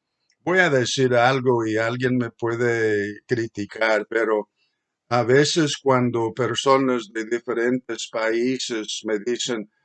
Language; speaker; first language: Spanish; non-native, fluent; English